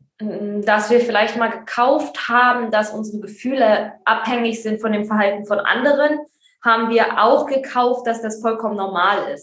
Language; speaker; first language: German; native; German